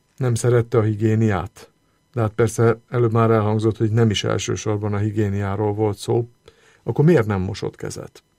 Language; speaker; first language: Hungarian; native; Hungarian